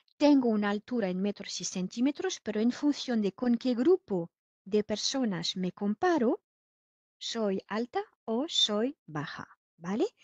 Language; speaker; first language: Spanish; non-native, fluent; French